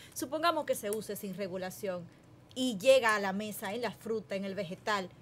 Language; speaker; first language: Spanish; native; Spanish